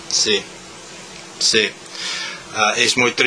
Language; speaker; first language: Spanish; non-native, learner; English